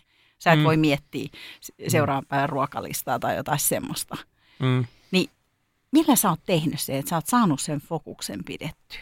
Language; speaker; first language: Finnish; native; Finnish